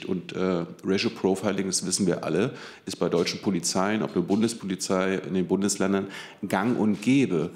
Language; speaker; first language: German; native; German